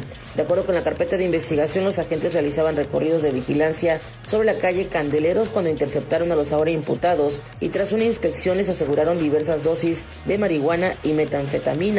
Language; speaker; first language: Spanish; native; Spanish